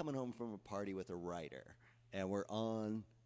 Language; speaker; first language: English; native; English